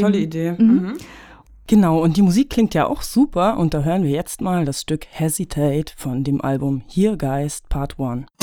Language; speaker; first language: German; native; German